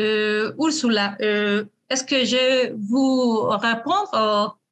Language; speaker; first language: French; non-native, fluent; Spanish